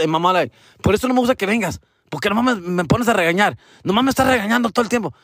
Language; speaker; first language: Spanish; early bilingual, heritage; Spanish